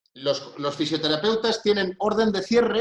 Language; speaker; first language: Spanish; native; Spanish